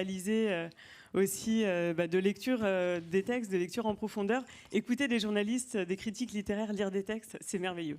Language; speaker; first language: French; native; French